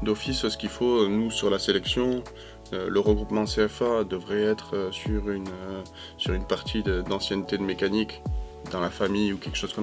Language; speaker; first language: French; native; French